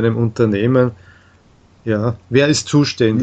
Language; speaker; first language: German; non-native, fluent; Russian